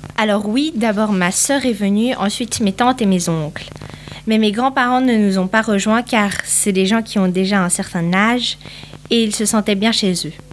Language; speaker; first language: French; early bilingual, other home language; Portuguese